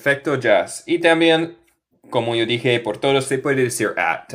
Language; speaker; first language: Spanish; non-native, fluent; English